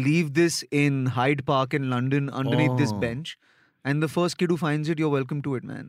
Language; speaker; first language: English; non-native, local second language; Hindi